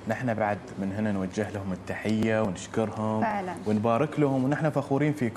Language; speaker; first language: Arabic; native; Arabic